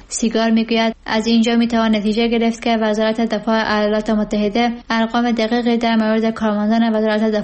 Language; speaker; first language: Persian; native; Persian